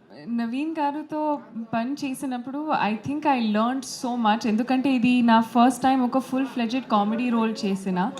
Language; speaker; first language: Telugu; non-native, local second language; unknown